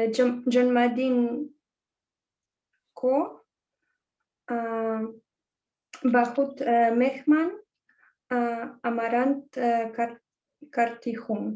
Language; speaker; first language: Hindi; non-native, learner; Russian